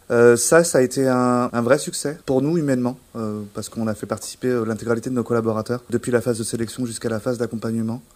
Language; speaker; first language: French; native; French